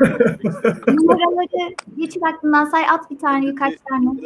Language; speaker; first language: Turkish; native; Turkish